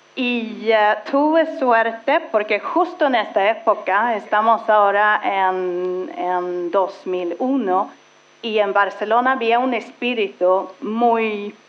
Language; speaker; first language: Spanish; non-native, fluent; Swedish